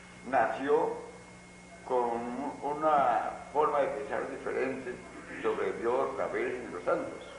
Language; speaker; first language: Spanish; native; Spanish